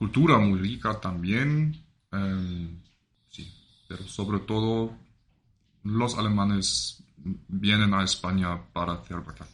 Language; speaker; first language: Spanish; non-native, fluent; German